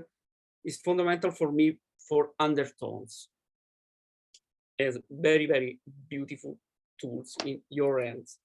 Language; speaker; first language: English; non-native, learner; Italian